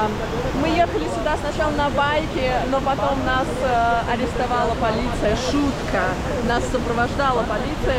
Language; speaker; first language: Russian; native; Russian